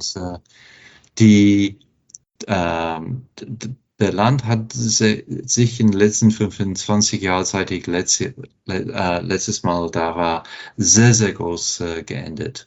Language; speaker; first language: German; non-native, fluent; English